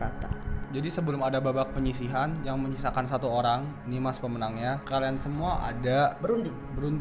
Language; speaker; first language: Indonesian; native; Indonesian